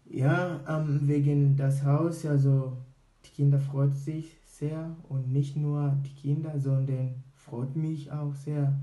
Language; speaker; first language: German; non-native, learner; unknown